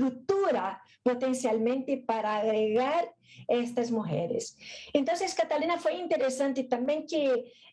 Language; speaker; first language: Spanish; non-native, fluent; Portuguese